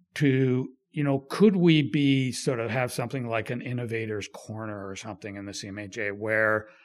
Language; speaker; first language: English; native; English